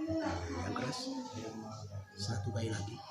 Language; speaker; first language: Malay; non-native, local second language; Javanese